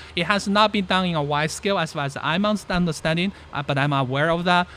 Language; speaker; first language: English; non-native, fluent; Chinese